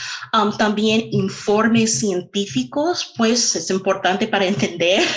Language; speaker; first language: Spanish; non-native, fluent; English